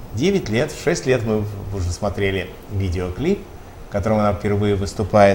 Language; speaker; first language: Russian; native; Russian